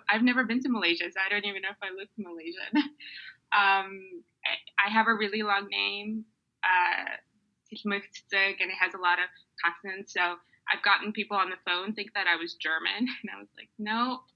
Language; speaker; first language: English; early bilingual, other home language; Mongolian